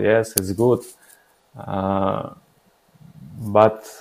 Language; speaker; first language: English; non-native, learner; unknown